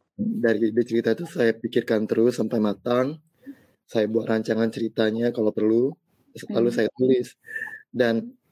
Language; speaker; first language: Indonesian; native; Indonesian